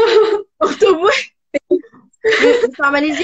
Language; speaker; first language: Arabic; non-native, learner; Malay